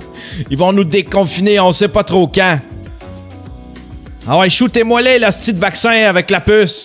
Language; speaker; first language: French; native; French